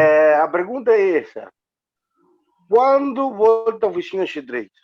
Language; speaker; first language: Portuguese; non-native, learner; Spanish